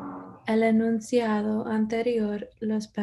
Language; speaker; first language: Spanish; non-native, learner; English